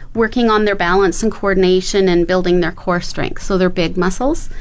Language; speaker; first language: English; native; English